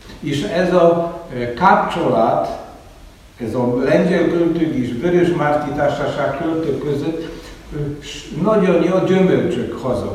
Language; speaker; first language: Hungarian; non-native, fluent; Polish